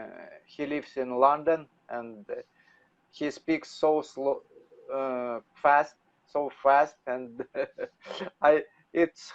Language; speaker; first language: English; non-native, learner; Russian